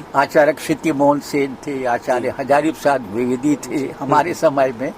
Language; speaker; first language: Hindi; non-native, local second language; Gujarati